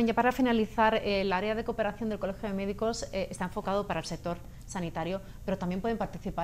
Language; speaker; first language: Spanish; native; Spanish